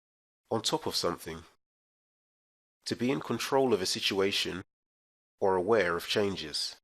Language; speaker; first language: English; native; English